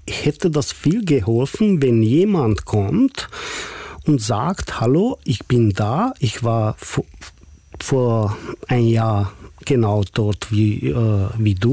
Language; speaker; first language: German; non-native, fluent; Hungarian